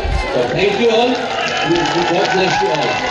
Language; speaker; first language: Hindi; non-native, local second language; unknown